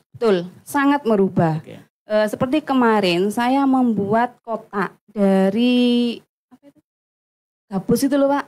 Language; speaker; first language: Indonesian; non-native, local second language; Javanese